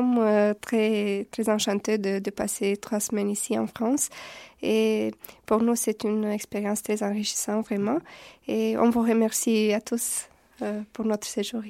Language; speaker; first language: French; non-native, fluent; Romanian